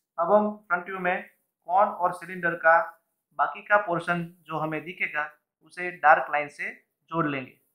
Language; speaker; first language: Hindi; non-native, local second language; Gujarati